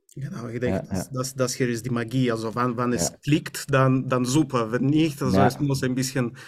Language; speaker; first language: German; non-native, learner; Romanian